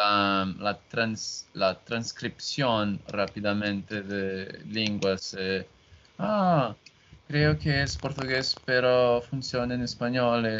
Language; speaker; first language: Spanish; non-native, learner; Portuguese